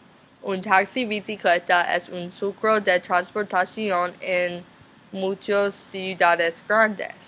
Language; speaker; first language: Spanish; non-native, learner; English